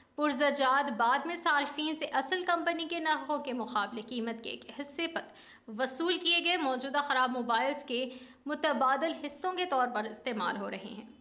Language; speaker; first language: Urdu; native; Urdu